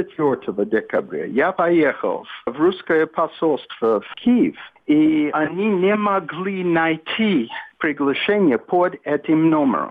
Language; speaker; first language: Russian; non-native, fluent; English